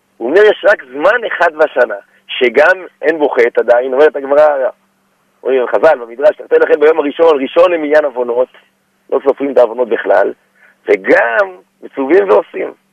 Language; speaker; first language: Hebrew; native; Hebrew